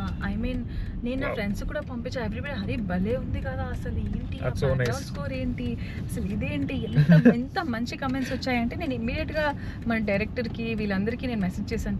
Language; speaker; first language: Telugu; native; Telugu